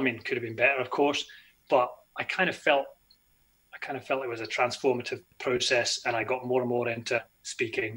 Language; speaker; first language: English; native; English